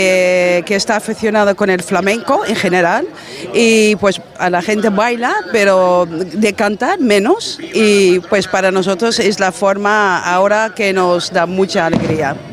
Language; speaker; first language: Spanish; non-native, fluent; Dutch